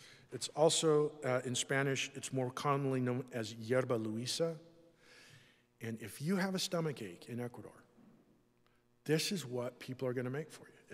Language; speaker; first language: English; native; English